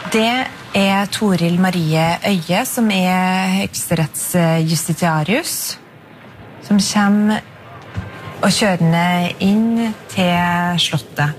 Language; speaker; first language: Norwegian; native; Norwegian